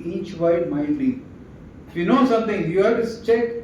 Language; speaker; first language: English; non-native, local second language; Tamil